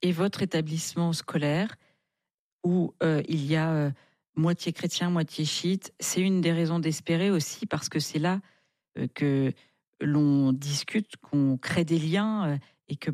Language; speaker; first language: French; native; French